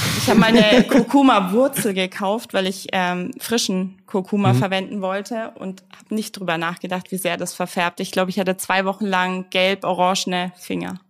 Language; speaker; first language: German; native; German